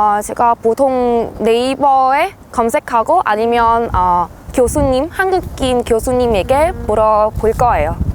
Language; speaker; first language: Korean; non-native, fluent; Vietnamese